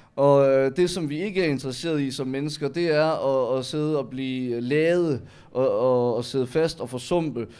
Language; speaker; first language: Danish; native; Danish